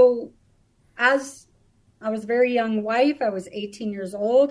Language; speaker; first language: English; native; English